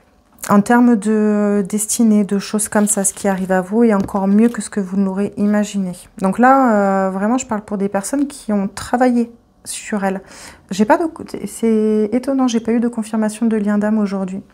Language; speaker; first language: French; native; French